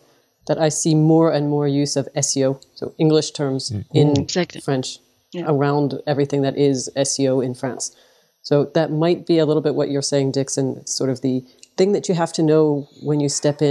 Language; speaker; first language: English; native; English